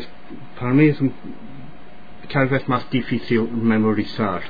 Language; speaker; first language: Spanish; non-native, fluent; English